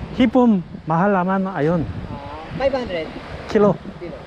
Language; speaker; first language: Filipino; non-native, learner; Korean